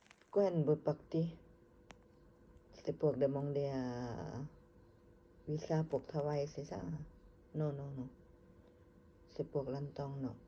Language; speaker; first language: French; non-native, learner; Thai